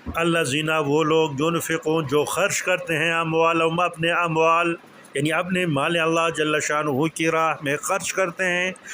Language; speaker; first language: Urdu; non-native, local second language; Pashto